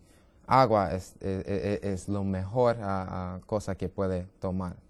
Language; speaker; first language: Spanish; non-native, learner; English